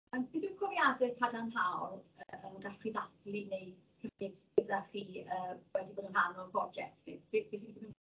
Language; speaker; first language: Welsh; native; Welsh